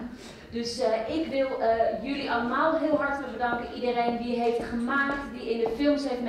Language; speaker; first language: Dutch; native; Dutch